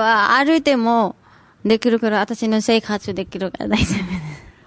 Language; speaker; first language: Japanese; non-native, learner; Nepali